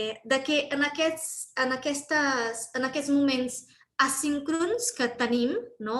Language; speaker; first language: Catalan; non-native, fluent; Portuguese